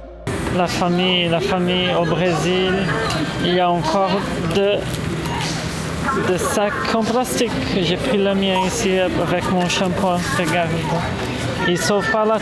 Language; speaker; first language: French; non-native, fluent; Portuguese